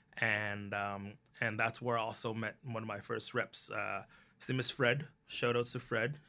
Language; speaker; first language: English; early bilingual, other home language; Cantonese